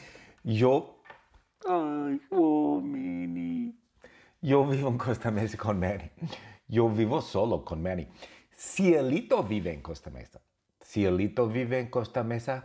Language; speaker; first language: Spanish; non-native, fluent; English